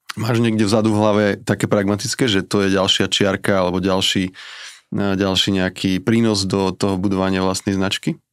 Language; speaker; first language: Slovak; native; Slovak